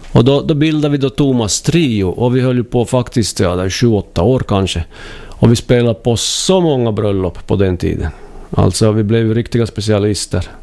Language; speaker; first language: Swedish; native; Swedish